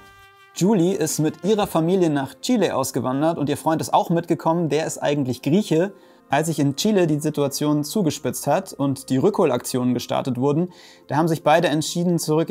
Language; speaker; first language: German; native; German